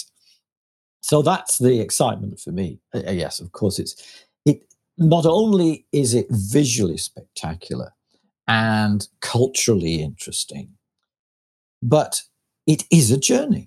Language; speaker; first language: English; native; English